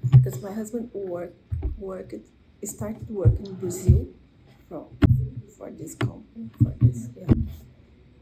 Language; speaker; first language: English; non-native, learner; Portuguese